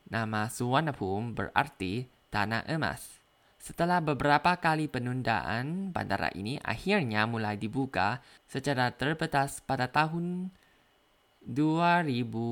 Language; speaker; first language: Indonesian; non-native, learner; Thai